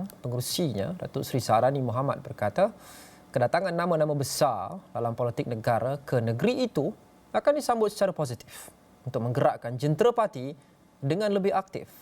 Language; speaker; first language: Malay; native; Malay